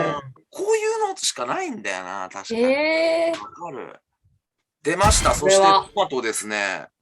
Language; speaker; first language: Japanese; native; Japanese